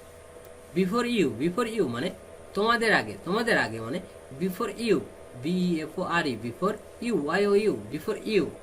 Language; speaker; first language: English; non-native, fluent; Bangla